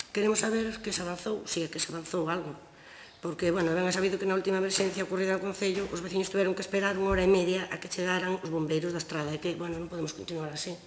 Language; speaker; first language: Galician; native; Galician